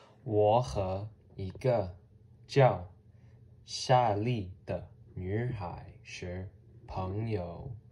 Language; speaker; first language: Chinese; non-native, learner; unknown